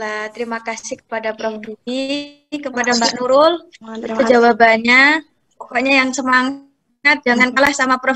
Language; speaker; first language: Indonesian; native; Indonesian